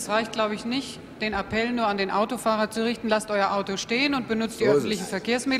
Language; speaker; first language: German; native; German